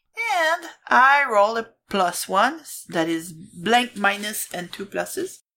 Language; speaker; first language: English; non-native, fluent; French